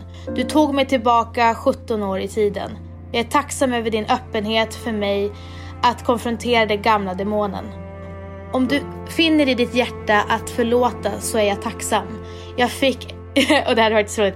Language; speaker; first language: Swedish; native; Swedish